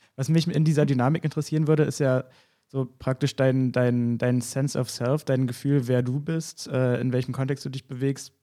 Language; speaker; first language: German; native; German